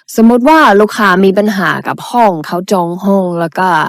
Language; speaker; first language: Thai; non-native, learner; English